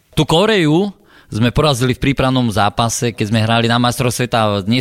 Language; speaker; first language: Slovak; native; Slovak